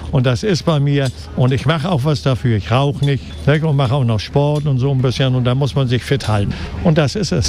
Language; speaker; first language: German; native; German